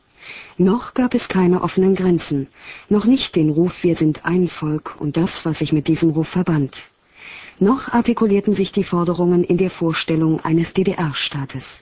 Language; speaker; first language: German; native; German